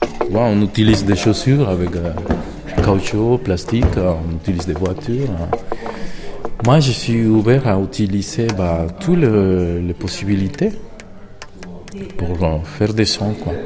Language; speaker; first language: French; non-native, fluent; Spanish